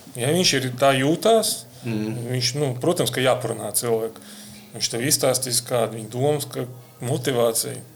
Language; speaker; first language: Latvian; non-native, local second language; Russian